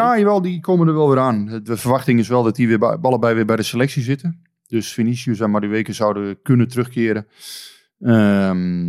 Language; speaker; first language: Dutch; native; Dutch